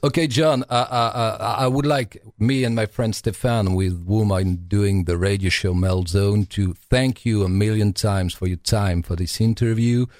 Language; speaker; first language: English; non-native, fluent; French